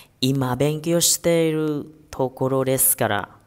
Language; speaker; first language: Japanese; non-native, fluent; Vietnamese